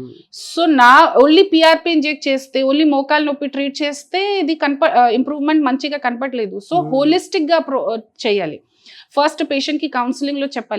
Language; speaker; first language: Telugu; non-native, local second language; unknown